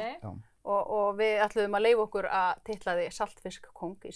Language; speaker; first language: Icelandic; native; Icelandic